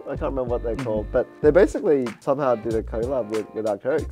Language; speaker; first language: English; native; English